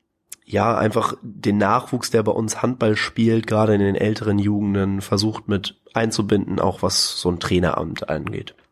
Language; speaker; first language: German; native; German